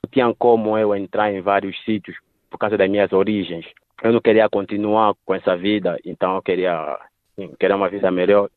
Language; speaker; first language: Portuguese; early bilingual, other home language; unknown